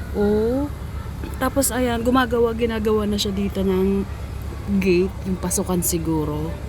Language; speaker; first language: Filipino; native; Filipino